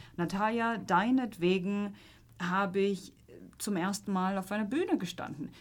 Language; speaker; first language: German; non-native, fluent; Polish